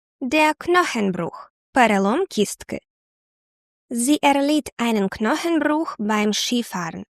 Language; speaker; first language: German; non-native, fluent; Ukrainian